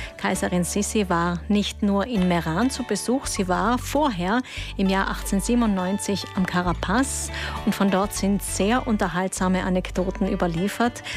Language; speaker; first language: German; native; German